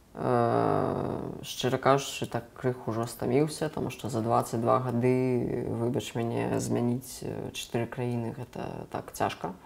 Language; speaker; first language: Belarusian; native; Belarusian